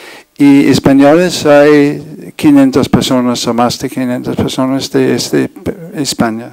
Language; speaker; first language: Spanish; non-native, fluent; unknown